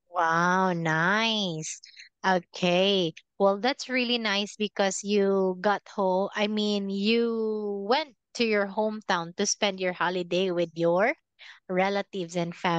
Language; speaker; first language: English; non-native, fluent; Filipino